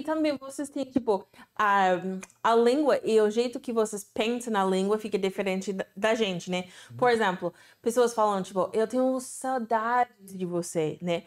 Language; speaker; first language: Portuguese; non-native, fluent; English